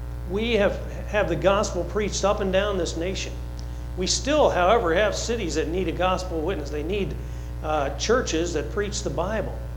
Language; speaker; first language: English; native; English